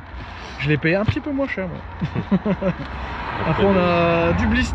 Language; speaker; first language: French; native; French